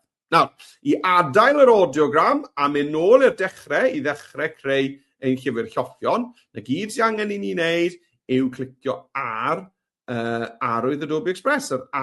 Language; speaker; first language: Welsh; native; Welsh